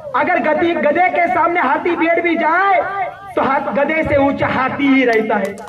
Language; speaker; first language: Hindi; non-native, local second language; Marathi